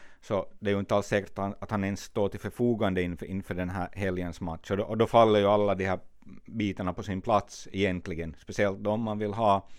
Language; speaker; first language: Swedish; native; Swedish